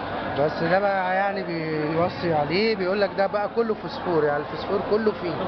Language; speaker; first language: Arabic; native; Arabic